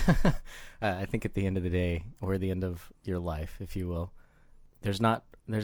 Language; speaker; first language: English; native; English